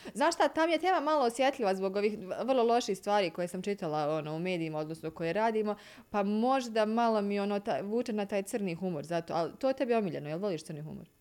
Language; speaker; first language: Bosnian; native; Bosnian